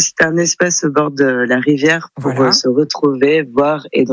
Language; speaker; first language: French; native; French